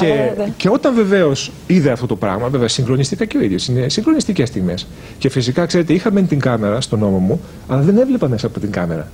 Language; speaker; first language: Greek; native; Greek